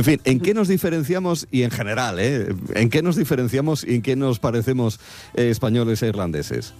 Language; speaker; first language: Spanish; native; Spanish